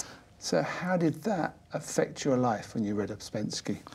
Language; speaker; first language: English; native; English